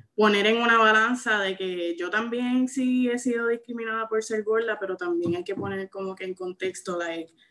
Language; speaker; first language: Spanish; native; Spanish